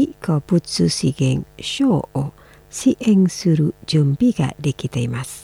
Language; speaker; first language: Japanese; non-native, fluent; Indonesian